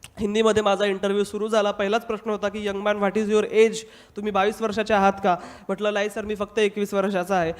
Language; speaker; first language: Marathi; non-native, local second language; Hindi